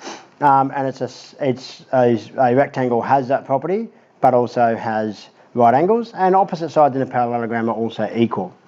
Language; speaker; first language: English; native; English